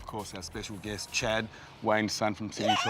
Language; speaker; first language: English; native; English